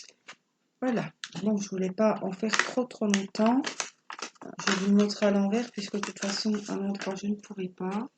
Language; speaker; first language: French; native; French